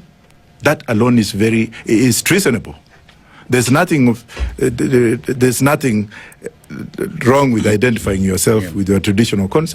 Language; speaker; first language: English; non-native, local second language; Luyia